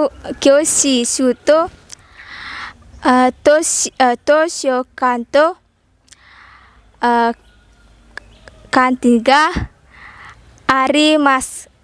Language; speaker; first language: Japanese; non-native, learner; Indonesian